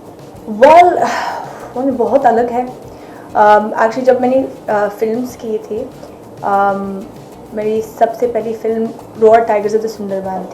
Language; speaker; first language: Hindi; non-native, fluent; Arabic